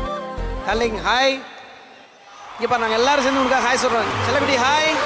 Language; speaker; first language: Tamil; native; Tamil